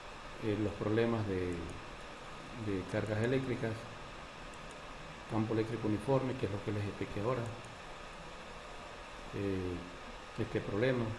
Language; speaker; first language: Spanish; native; Spanish